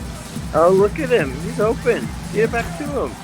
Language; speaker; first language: English; native; English